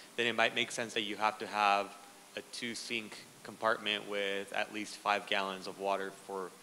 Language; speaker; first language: English; early bilingual, other home language; Spanish